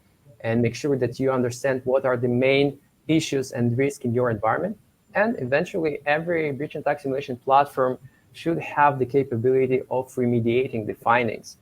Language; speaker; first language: English; non-native, fluent; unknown